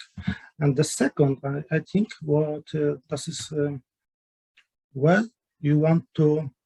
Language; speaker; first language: English; non-native, learner; Polish